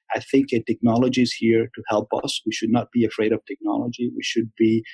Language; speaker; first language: English; non-native, fluent; Spanish